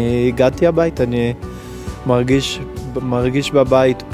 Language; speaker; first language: Hebrew; non-native, learner; Portuguese